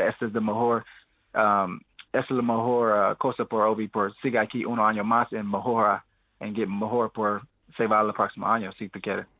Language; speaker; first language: Spanish; non-native, learner; English